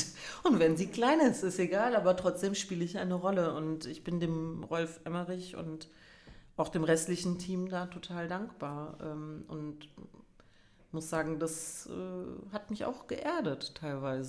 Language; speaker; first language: German; native; German